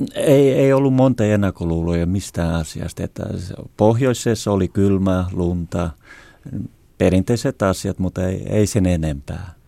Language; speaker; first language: Finnish; non-native, fluent; Portuguese